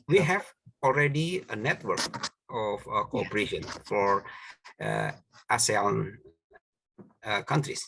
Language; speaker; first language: English; non-native, fluent; Indonesian